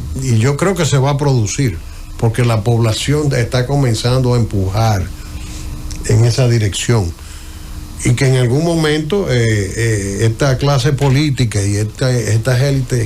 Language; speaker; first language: Spanish; native; Spanish